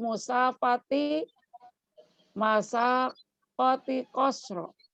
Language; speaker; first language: Arabic; non-native, learner; Indonesian